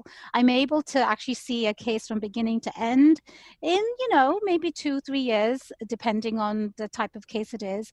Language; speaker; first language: English; native; English